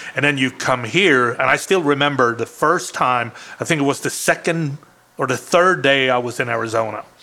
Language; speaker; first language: English; non-native, fluent; Swedish